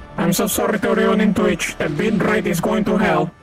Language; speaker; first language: English; non-native, fluent; Spanish